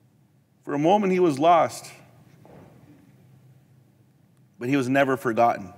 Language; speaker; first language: English; native; English